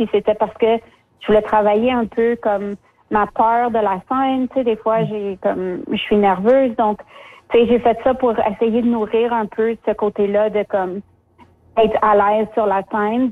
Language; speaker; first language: French; early bilingual, other home language; Spanish